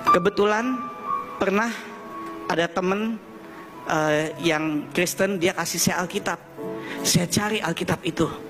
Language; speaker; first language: Indonesian; early bilingual, heritage; German